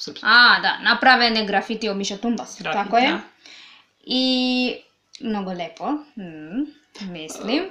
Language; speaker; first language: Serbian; non-native, learner; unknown